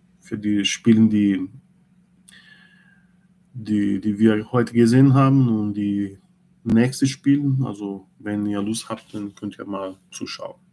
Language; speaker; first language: German; non-native, learner; Portuguese